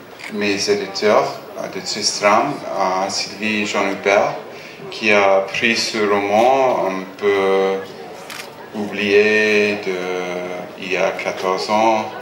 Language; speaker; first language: French; non-native, fluent; English